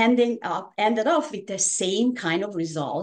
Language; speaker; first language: English; non-native, fluent; Hungarian